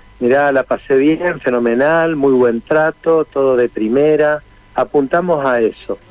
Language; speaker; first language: Spanish; native; Spanish